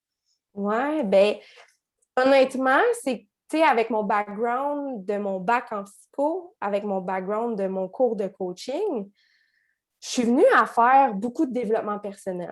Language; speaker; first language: French; native; French